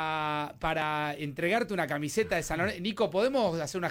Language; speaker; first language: Spanish; native; Spanish